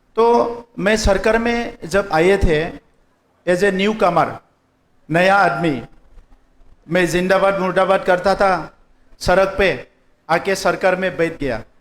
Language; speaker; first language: Hindi; non-native, local second language; Assamese